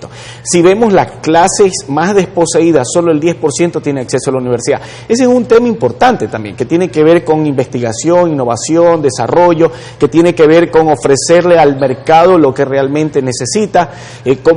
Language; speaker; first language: Spanish; native; Spanish